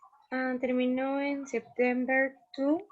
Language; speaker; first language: Spanish; native; Spanish